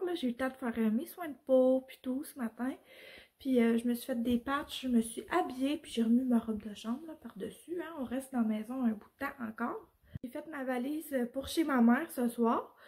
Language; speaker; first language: French; native; French